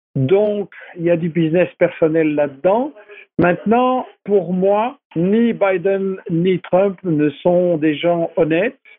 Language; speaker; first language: French; native; French